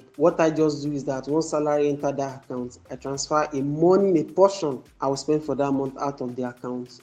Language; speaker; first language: English; non-native, local second language; Yoruba